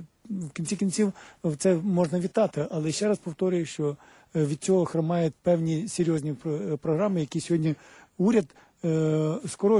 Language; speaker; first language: Ukrainian; native; Ukrainian